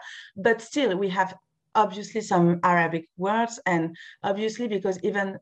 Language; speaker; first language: English; non-native, fluent; French